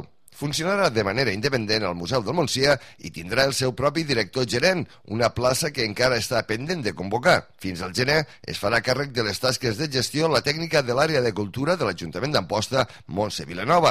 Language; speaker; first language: Catalan; native; Catalan